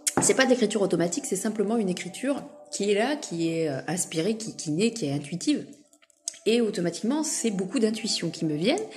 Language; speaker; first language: French; native; French